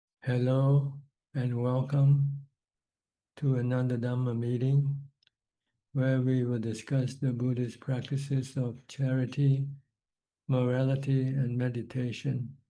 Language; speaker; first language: English; non-native, fluent; Thai